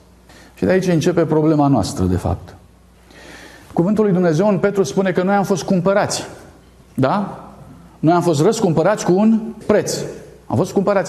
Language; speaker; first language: Romanian; native; Romanian